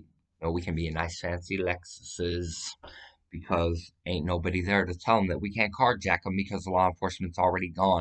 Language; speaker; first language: English; native; English